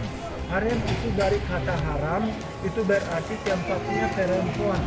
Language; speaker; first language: Indonesian; non-native, fluent; Turkish